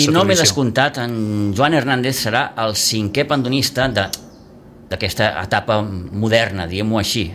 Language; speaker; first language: Catalan; native; Catalan